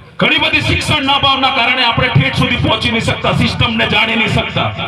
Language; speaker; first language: Gujarati; non-native, local second language; Rathawi